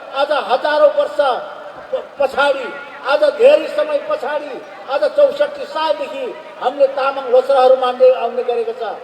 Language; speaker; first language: Nepali; non-native, local second language; Eastern Tamang